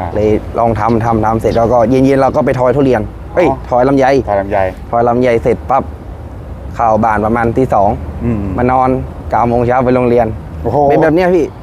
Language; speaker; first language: Thai; native; Thai